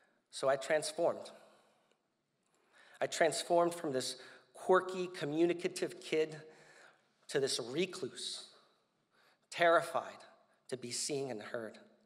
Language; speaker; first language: English; early bilingual, other home language; Spanish